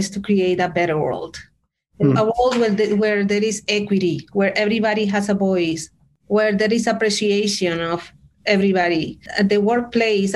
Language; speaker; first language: English; non-native, fluent; Spanish